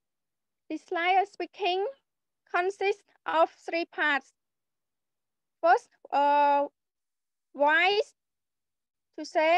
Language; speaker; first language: English; non-native, learner; Khmer